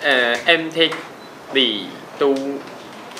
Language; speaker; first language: Vietnamese; non-native, learner; Chinese